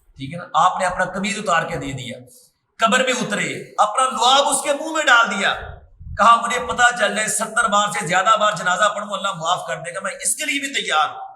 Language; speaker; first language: Urdu; non-native, local second language; Punjabi